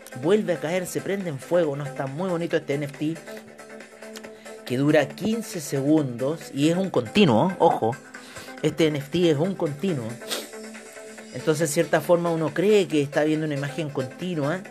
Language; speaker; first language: Spanish; native; Spanish